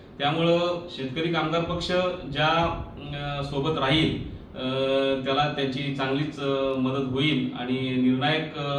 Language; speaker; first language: Marathi; native; Marathi